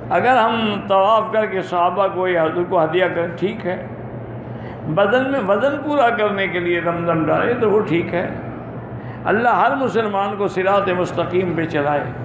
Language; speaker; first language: Urdu; native; Urdu